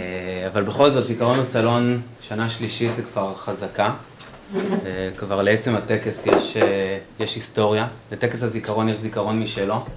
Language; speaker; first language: Hebrew; native; Hebrew